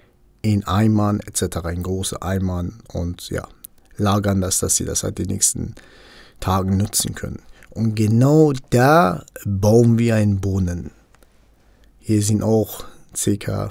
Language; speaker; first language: German; non-native, local second language; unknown